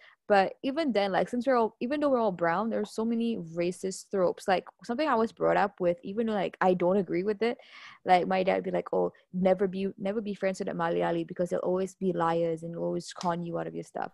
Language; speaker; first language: English; native; English